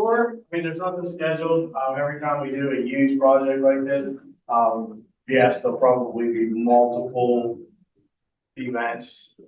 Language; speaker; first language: English; native; English